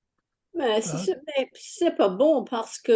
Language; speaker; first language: French; non-native, fluent; English